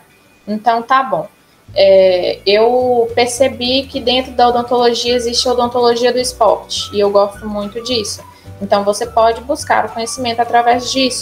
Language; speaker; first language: Portuguese; native; Portuguese